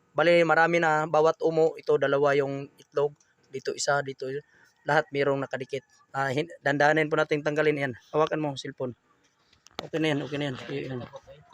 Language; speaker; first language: Filipino; non-native, local second language; Cebuano